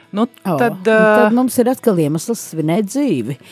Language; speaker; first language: Latvian; native; Latvian